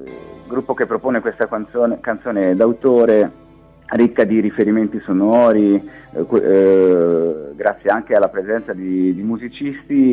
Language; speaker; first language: Italian; native; Italian